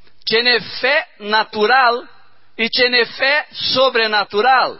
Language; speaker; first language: Spanish; non-native, learner; Portuguese